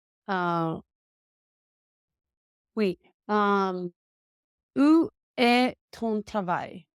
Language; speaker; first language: French; non-native, learner; English